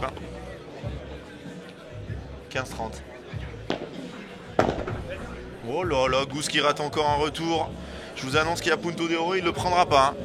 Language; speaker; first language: French; native; French